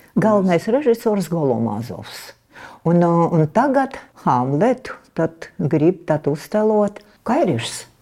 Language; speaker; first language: Latvian; non-native, local second language; Russian